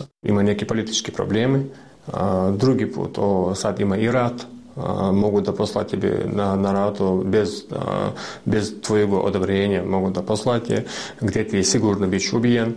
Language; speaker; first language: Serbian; non-native, learner; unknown